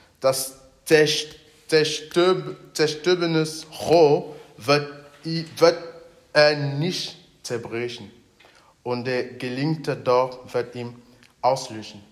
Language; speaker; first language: German; non-native, fluent; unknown